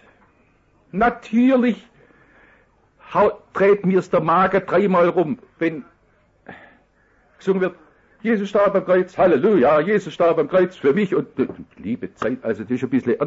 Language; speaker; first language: German; native; German